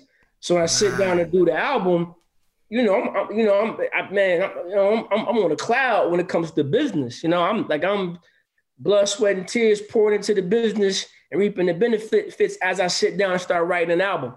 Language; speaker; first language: English; native; English